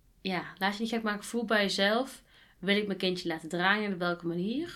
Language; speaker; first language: Dutch; native; Dutch